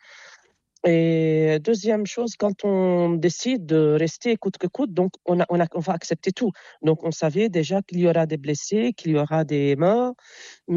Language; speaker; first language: French; non-native, local second language; Arabic